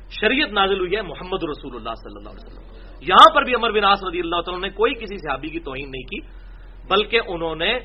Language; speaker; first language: Urdu; non-native, local second language; Punjabi